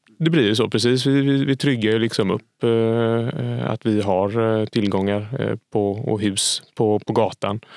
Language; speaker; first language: Swedish; native; Swedish